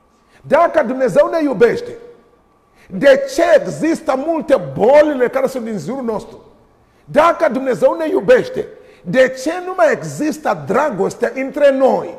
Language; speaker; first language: Romanian; non-native, learner; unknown